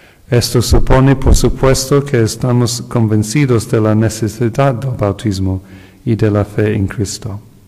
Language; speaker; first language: Spanish; non-native, fluent; English